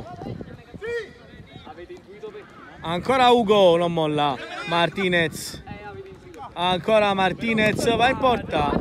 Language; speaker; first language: Italian; native; Italian